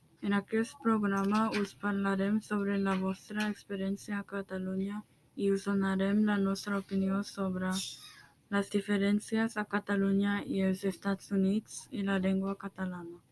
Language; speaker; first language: Catalan; non-native, learner; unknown